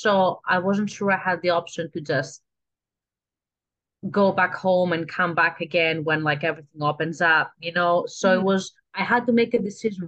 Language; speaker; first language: English; non-native, fluent; Greek